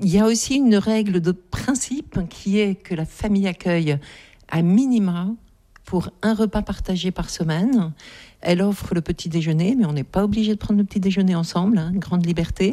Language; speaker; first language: French; native; French